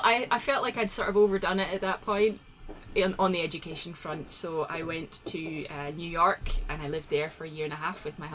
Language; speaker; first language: English; native; English